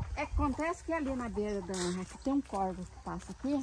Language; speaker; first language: Portuguese; native; Portuguese